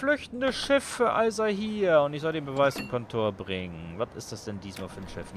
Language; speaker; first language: German; native; German